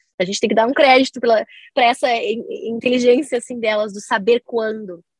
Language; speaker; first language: Portuguese; native; Portuguese